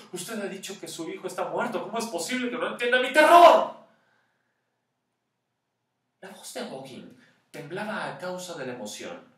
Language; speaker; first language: Spanish; native; Spanish